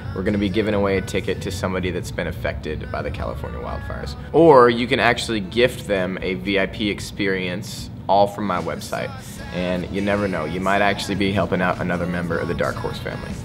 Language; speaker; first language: English; native; English